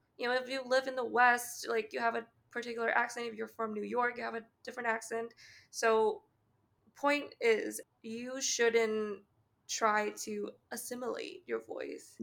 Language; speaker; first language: English; native; English